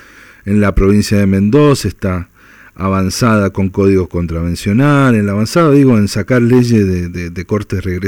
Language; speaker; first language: Spanish; native; Spanish